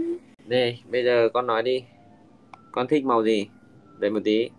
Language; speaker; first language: Vietnamese; native; Vietnamese